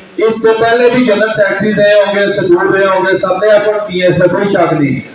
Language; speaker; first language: Urdu; non-native, local second language; Punjabi